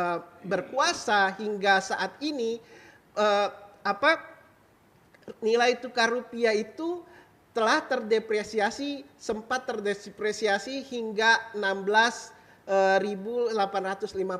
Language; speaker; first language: Indonesian; native; Indonesian